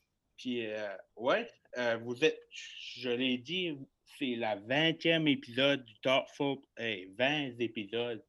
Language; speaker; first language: French; native; French